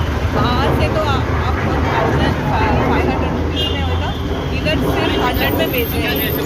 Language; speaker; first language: Hindi; non-native, local second language; Malayalam